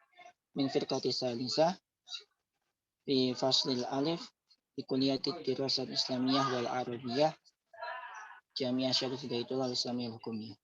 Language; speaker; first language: Arabic; non-native, learner; Indonesian